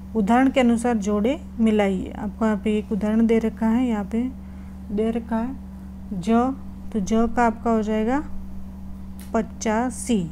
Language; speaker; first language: Hindi; non-native, local second language; Gujarati